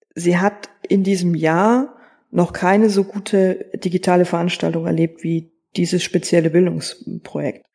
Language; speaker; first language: German; native; German